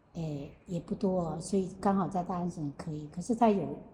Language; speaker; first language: Chinese; native; Chinese